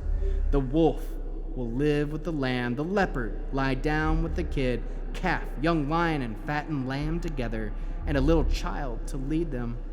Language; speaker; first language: English; native; English